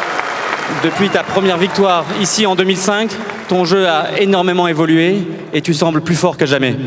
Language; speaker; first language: French; native; French